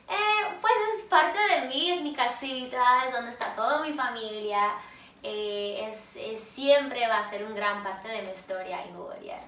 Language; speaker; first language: Spanish; early bilingual, heritage; English